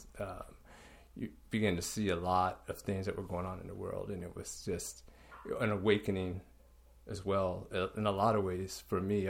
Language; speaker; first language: English; native; English